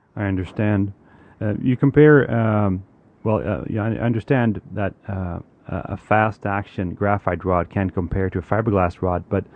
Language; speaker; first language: English; non-native, fluent; Swedish